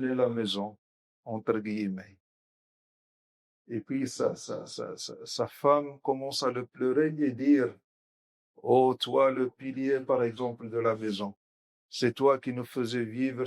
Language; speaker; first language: French; non-native, local second language; Arabic